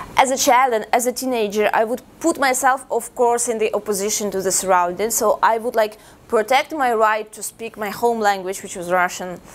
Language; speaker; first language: English; non-native, fluent; Russian